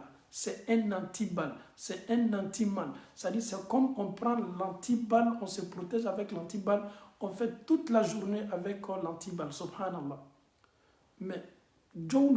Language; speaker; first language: French; non-native, local second language; Bambara